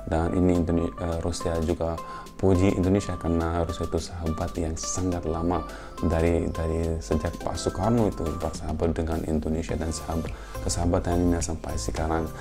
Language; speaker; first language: Indonesian; non-native, fluent; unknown